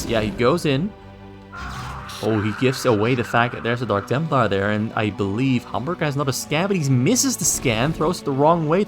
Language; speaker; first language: English; native; English